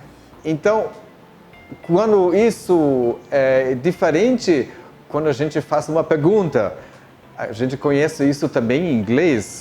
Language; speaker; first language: Portuguese; non-native, fluent; German